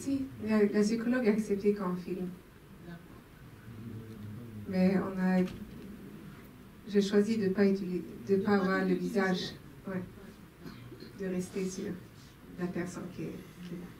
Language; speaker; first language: French; non-native, local second language; Swedish